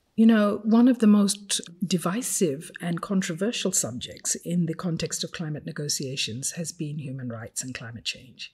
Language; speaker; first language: English; non-native, fluent; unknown